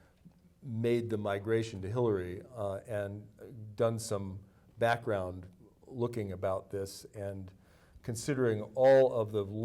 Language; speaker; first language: English; native; English